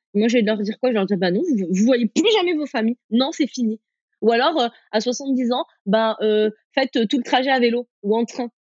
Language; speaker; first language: French; early bilingual, other home language; Arabic